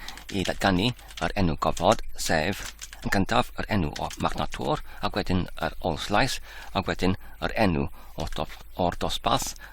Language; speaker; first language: Welsh; non-native, learner; English